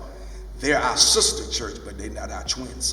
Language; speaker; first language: English; native; English